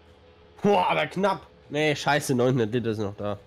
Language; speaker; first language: German; native; German